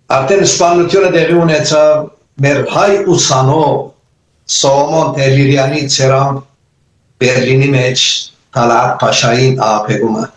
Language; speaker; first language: Armenian; early bilingual, heritage; Armenian